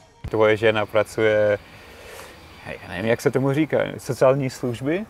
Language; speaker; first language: Czech; non-native, fluent; Russian